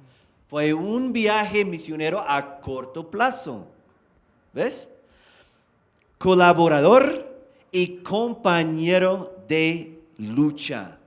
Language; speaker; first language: Spanish; non-native, fluent; English